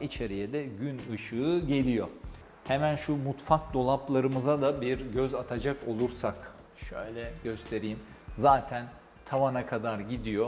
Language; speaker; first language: Turkish; native; Turkish